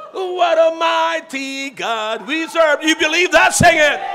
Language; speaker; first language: English; non-native, local second language; Filipino